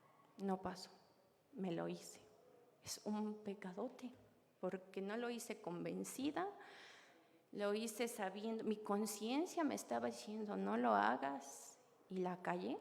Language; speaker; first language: Spanish; native; Spanish